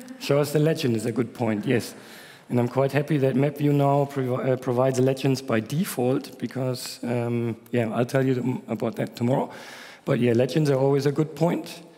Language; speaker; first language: English; non-native, fluent; German